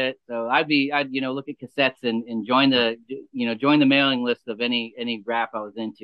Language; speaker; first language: English; native; English